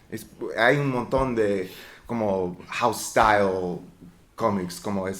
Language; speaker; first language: Spanish; non-native, learner; English